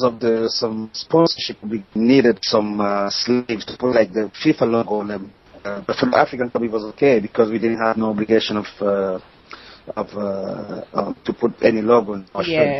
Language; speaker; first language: English; non-native, local second language; French